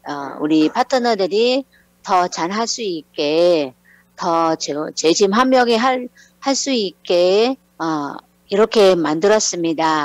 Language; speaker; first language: Korean; non-native, learner; Thai